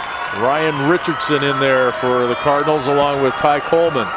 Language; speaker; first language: English; native; English